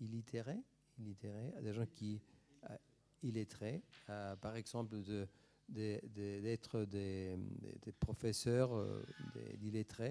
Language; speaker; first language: French; non-native, fluent; Spanish